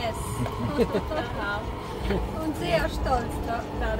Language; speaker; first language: German; non-native, fluent; Bosnian